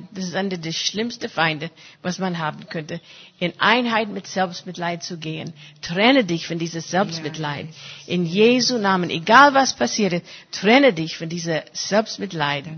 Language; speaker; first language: German; non-native, fluent; English